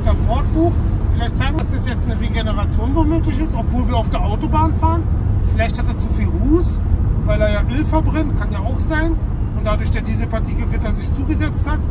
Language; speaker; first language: German; native; German